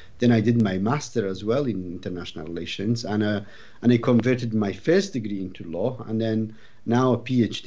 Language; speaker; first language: English; non-native, fluent; Arabic